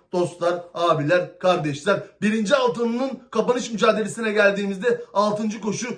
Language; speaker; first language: Turkish; native; Turkish